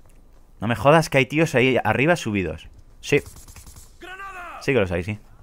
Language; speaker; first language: Spanish; native; Spanish